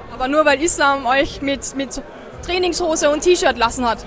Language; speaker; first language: German; native; German